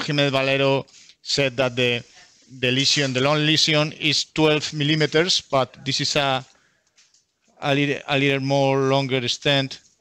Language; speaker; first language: English; non-native, learner; Spanish